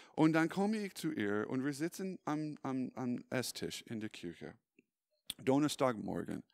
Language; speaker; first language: German; non-native, fluent; English